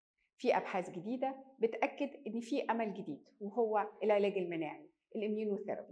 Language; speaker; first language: Arabic; native; Arabic